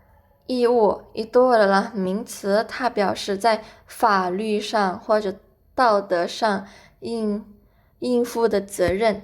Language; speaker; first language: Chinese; non-native, fluent; Indonesian